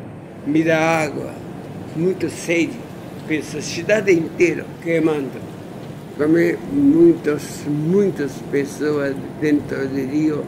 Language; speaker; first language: Portuguese; non-native, learner; Japanese